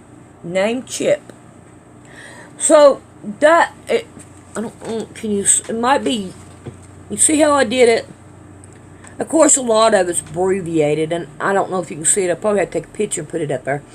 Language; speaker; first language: English; native; English